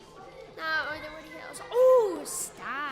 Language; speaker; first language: Welsh; non-native, local second language; English